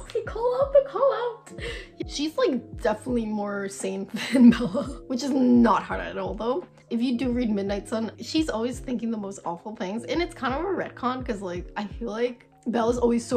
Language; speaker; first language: English; native; English